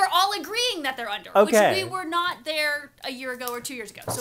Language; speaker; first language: English; native; English